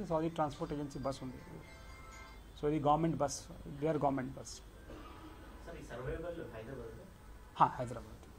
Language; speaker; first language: Telugu; non-native, local second language; Urdu